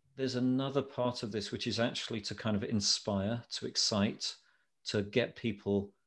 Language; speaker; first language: English; native; English